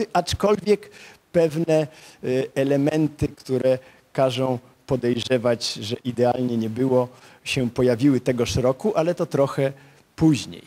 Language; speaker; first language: Polish; native; Polish